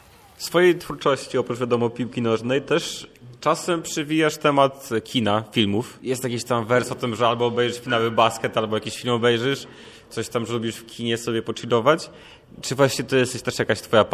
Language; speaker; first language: Polish; native; Polish